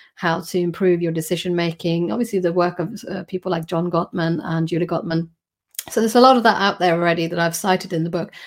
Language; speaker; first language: English; non-native, fluent; Swedish